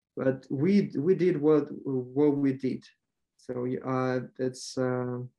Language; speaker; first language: English; non-native, learner; Ukrainian